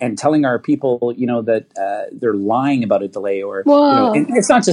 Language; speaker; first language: English; native; English